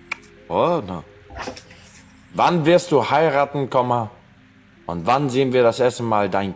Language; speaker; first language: German; early bilingual, other home language; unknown